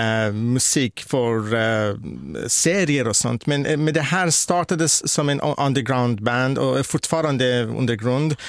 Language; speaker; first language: Swedish; non-native, fluent; Persian